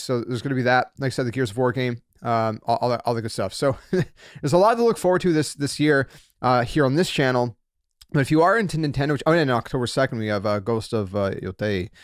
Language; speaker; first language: English; native; English